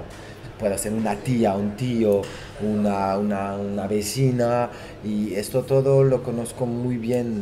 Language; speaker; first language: Spanish; non-native, fluent; Portuguese